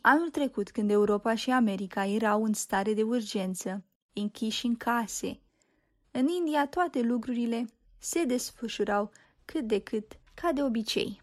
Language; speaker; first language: Romanian; native; Romanian